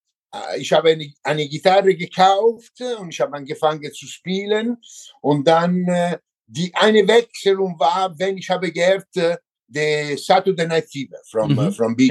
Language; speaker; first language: German; non-native, learner; Italian